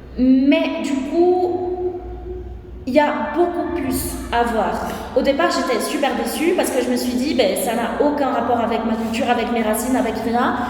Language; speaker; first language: French; non-native, fluent; Portuguese